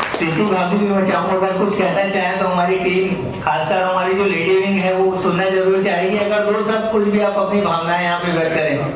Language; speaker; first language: Hindi; native; Hindi